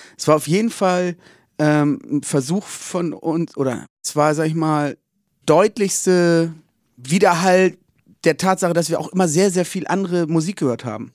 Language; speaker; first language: German; native; German